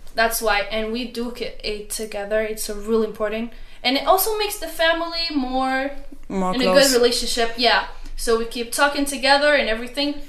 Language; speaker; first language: English; non-native, learner; Arabic